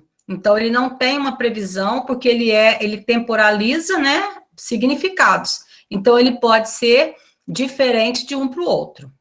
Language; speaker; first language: Portuguese; native; Portuguese